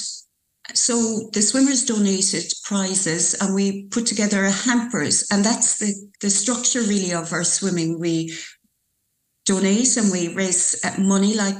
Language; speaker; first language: English; native; English